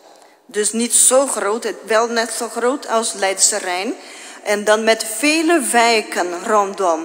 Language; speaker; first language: Dutch; non-native, fluent; Portuguese